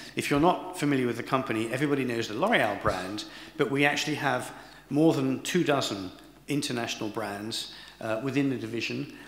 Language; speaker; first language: English; native; English